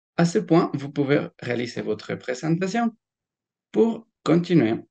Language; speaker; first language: French; non-native, fluent; Spanish